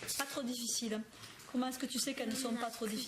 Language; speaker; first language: French; native; French